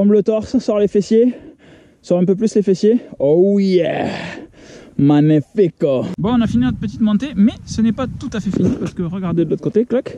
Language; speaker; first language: French; native; French